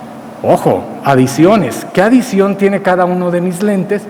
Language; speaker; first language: Spanish; native; Spanish